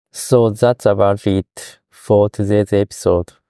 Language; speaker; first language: English; non-native, fluent; Japanese